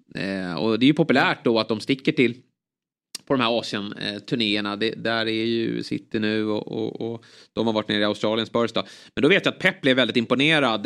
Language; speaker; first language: Swedish; native; Swedish